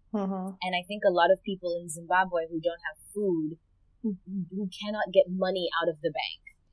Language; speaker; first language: English; native; English